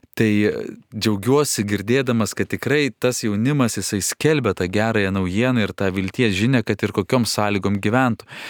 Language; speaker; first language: Lithuanian; native; Lithuanian